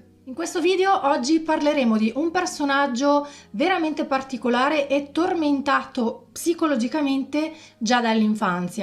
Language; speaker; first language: Italian; native; Italian